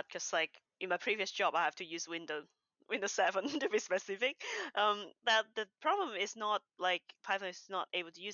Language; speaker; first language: English; non-native, local second language; Cantonese